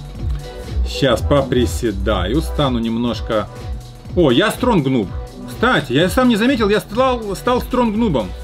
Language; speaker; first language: Russian; native; Russian